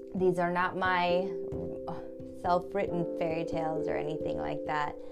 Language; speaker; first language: English; early bilingual, other home language; German